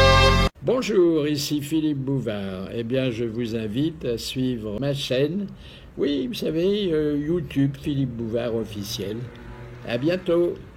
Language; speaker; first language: French; native; French